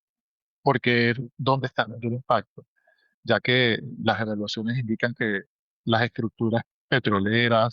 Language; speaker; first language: Spanish; native; Spanish